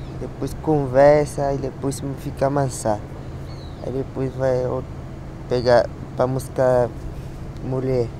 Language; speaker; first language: Portuguese; non-native, local second language; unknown